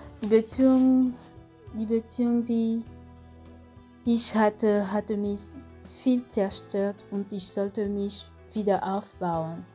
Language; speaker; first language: German; non-native, fluent; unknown